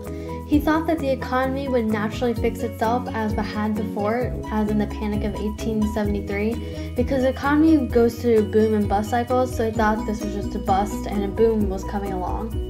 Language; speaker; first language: English; native; English